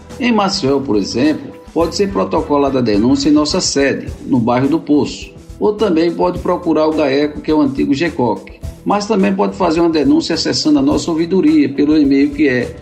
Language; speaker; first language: Portuguese; native; Portuguese